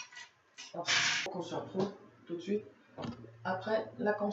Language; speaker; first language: French; native; French